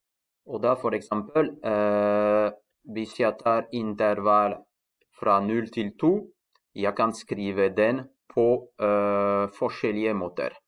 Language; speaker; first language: Norwegian; non-native, fluent; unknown